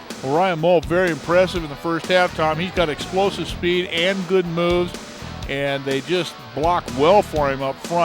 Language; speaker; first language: English; native; English